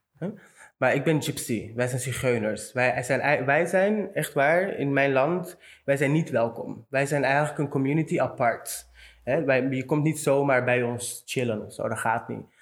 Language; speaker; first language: Dutch; early bilingual, other home language; Romany